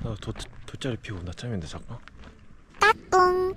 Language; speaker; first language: Korean; native; Korean